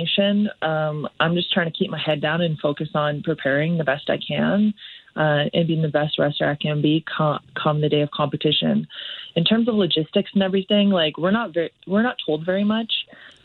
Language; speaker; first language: English; native; English